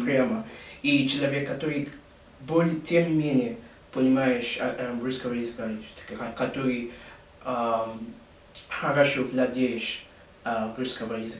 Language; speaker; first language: Russian; non-native, learner; English